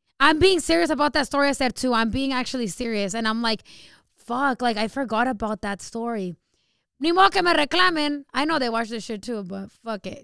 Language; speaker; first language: English; early bilingual, other home language; Spanish